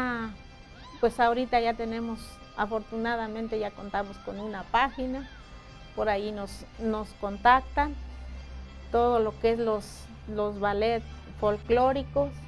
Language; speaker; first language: Spanish; native; Spanish